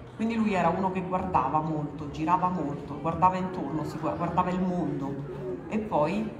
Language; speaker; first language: Italian; native; Italian